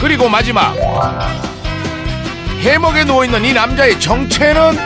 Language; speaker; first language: Korean; native; Korean